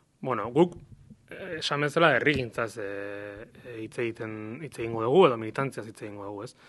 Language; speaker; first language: Basque; native; Basque